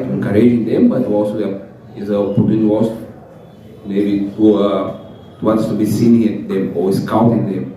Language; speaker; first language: English; non-native, fluent; Spanish